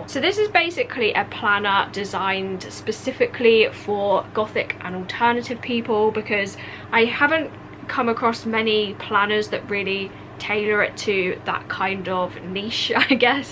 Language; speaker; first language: English; native; English